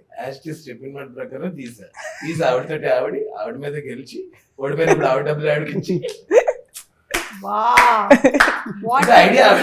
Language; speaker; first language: Telugu; native; Telugu